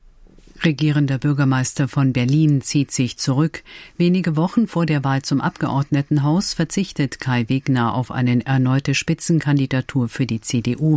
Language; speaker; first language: German; native; German